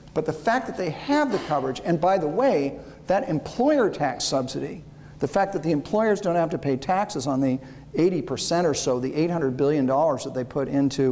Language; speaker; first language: English; native; English